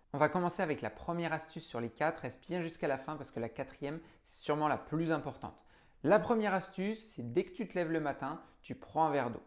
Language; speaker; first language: French; native; French